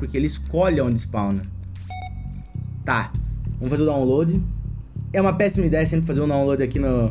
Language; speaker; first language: Portuguese; native; Portuguese